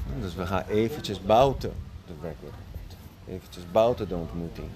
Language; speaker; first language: Dutch; non-native, fluent; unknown